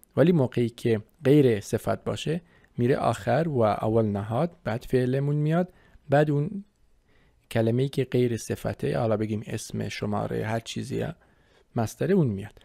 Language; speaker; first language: Persian; non-native, local second language; Kurdish